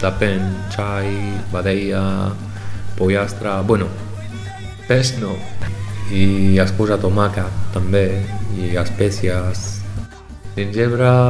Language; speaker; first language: Catalan; non-native, learner; Arabic